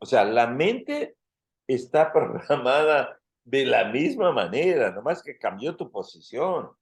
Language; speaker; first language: Spanish; native; Spanish